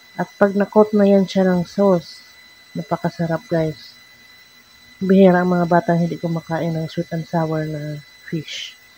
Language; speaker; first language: Filipino; non-native, local second language; Cebuano